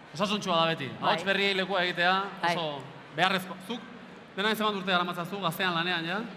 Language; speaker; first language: Basque; native; Basque